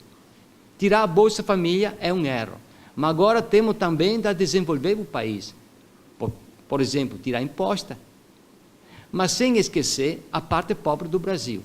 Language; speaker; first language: Portuguese; non-native, fluent; Italian